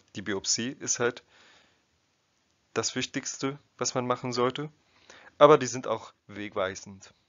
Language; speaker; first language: German; non-native, fluent; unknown